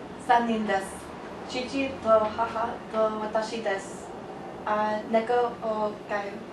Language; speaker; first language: Japanese; non-native, learner; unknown